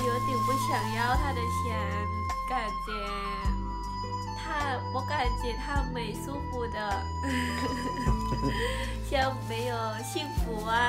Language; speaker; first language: Chinese; non-native, learner; Lao